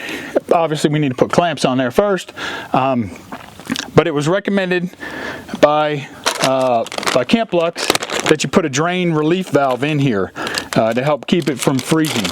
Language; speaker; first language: English; native; English